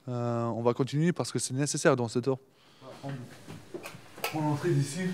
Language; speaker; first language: French; non-native, fluent; Turkish